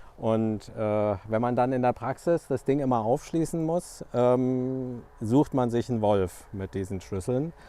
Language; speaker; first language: German; native; German